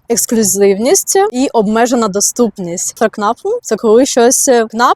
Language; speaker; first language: Ukrainian; native; Ukrainian